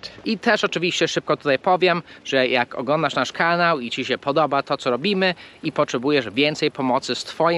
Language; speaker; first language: Polish; non-native, fluent; English